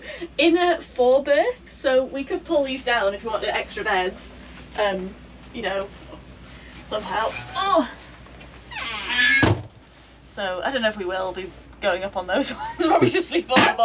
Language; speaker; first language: English; native; English